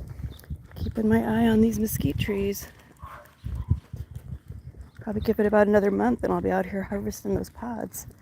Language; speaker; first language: English; native; English